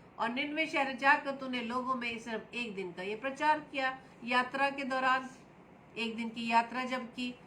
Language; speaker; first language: Hindi; native; Hindi